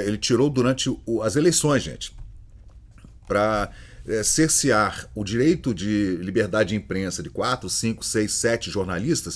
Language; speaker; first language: Portuguese; native; Portuguese